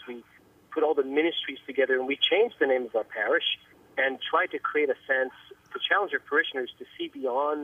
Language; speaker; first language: English; native; English